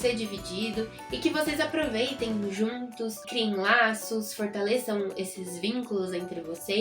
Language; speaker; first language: Portuguese; native; Portuguese